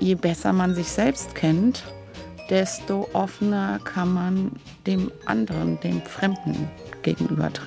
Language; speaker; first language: German; native; German